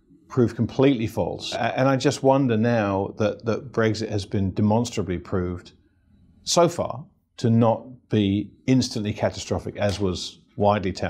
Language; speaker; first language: English; native; English